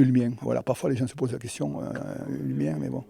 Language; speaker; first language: French; native; French